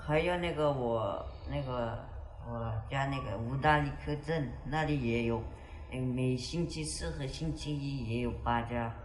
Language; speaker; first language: Chinese; non-native, local second language; Uyghur